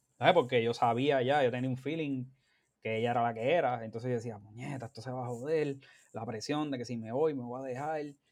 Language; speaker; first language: Spanish; native; Spanish